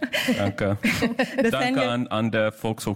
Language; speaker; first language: German; non-native, learner; English